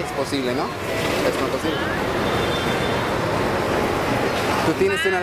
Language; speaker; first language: Spanish; non-native, learner; English